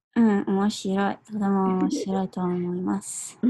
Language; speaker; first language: Japanese; non-native, learner; English